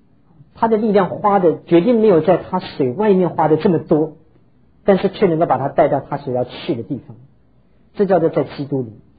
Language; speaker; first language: Chinese; native; Chinese